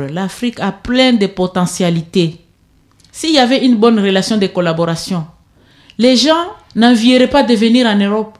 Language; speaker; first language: French; non-native, fluent; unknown